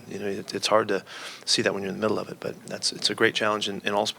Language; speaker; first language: English; native; English